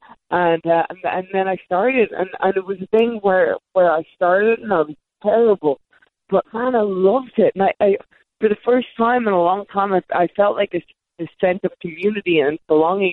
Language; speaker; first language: English; native; English